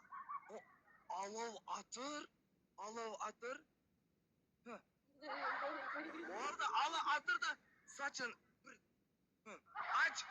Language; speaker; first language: Turkish; non-native, learner; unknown